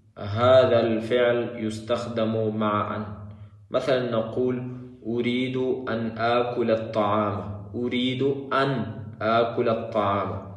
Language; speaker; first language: Arabic; non-native, fluent; Pashto